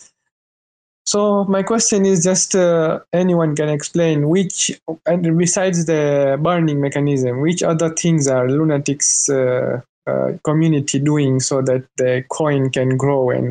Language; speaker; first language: English; non-native, local second language; Swahili